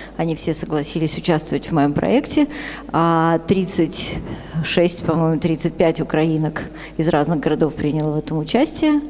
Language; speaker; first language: Russian; native; Russian